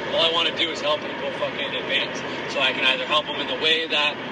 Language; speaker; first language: English; native; English